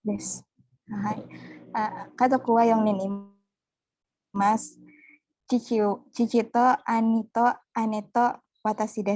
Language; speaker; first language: Japanese; non-native, learner; Indonesian